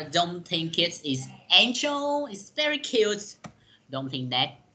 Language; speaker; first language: English; non-native, learner; Vietnamese